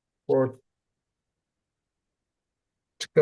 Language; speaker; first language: Chinese; non-native, learner; Indonesian